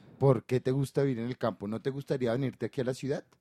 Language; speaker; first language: Spanish; native; Spanish